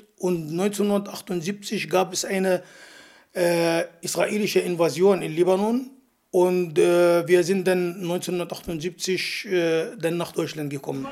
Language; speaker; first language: German; early bilingual, other home language; Arabic